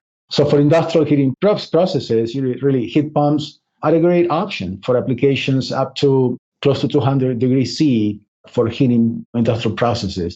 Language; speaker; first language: English; non-native, fluent; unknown